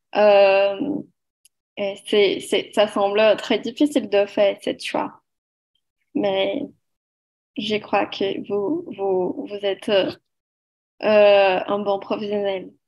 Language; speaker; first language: French; non-native, learner; Portuguese